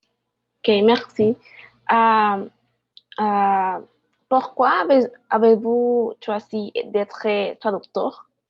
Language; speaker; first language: French; non-native, learner; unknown